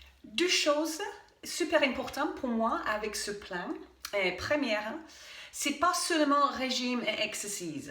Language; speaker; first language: French; non-native, fluent; English